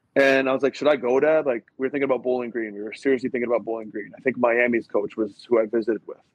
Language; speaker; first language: English; native; English